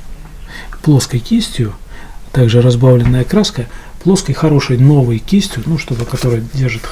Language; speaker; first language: Russian; native; Russian